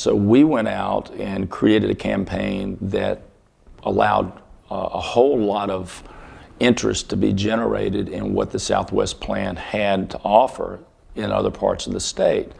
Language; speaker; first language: English; native; English